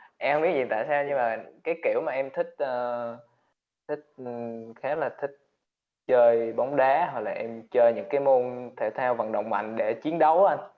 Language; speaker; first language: Vietnamese; native; Vietnamese